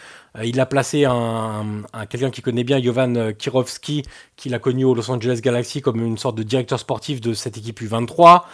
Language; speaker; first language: French; native; French